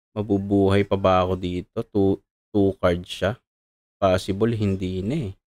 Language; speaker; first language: Filipino; native; Filipino